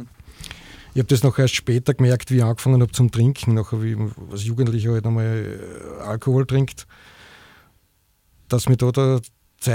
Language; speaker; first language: German; native; German